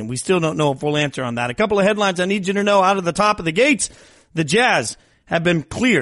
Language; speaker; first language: English; native; English